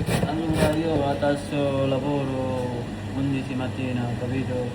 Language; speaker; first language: Italian; non-native, learner; Bangla